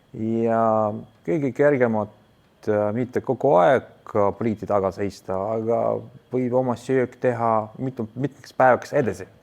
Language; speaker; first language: Estonian; non-native, local second language; Russian